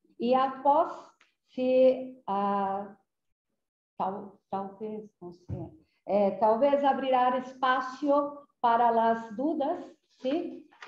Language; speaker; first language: Spanish; non-native, fluent; Portuguese